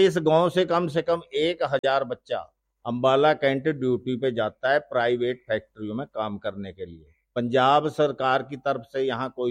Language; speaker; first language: Hindi; native; Hindi